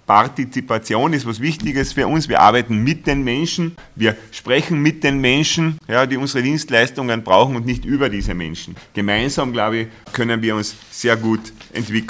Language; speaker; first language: German; native; German